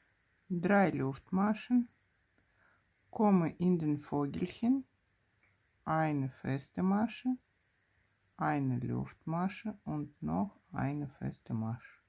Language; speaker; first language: German; non-native, fluent; Russian